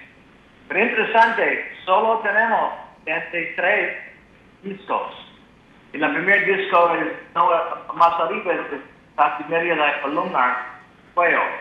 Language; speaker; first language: Spanish; non-native, learner; English